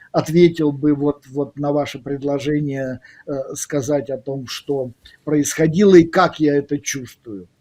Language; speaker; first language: Russian; native; Russian